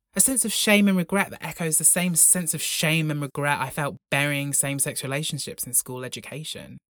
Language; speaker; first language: English; native; English